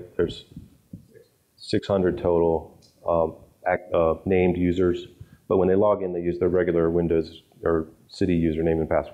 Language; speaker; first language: English; native; English